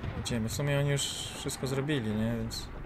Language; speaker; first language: Polish; native; Polish